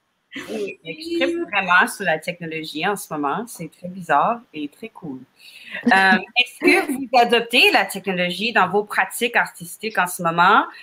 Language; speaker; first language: French; non-native, fluent; English